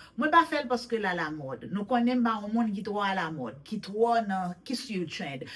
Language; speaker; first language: Haitian Creole; native; Haitian Creole